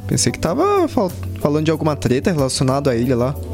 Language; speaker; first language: Portuguese; native; Portuguese